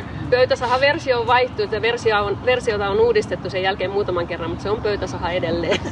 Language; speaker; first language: Finnish; native; Finnish